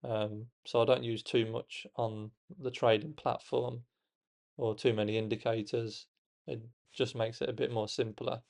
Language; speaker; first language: English; native; English